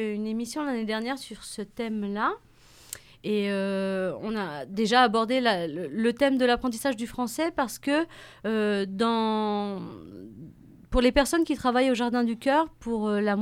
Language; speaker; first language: French; native; French